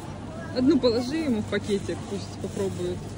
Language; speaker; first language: Russian; native; Russian